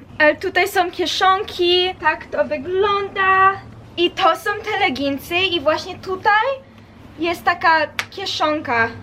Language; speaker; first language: Polish; early bilingual, heritage; Polish